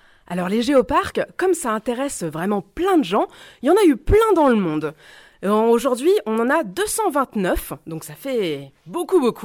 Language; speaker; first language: French; native; French